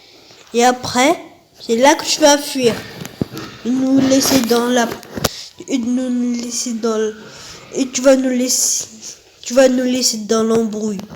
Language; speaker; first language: French; native; French